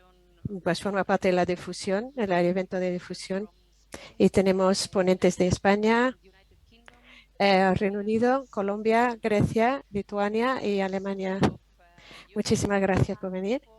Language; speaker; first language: Spanish; non-native, fluent; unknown